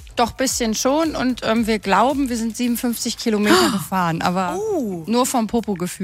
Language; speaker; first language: German; native; German